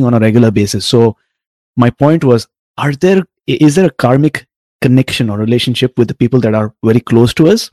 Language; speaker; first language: English; non-native, local second language; Tamil